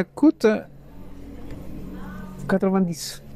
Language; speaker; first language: French; non-native, fluent; Spanish